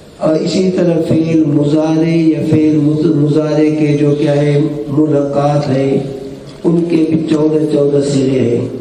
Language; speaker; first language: Urdu; non-native, local second language; Brahui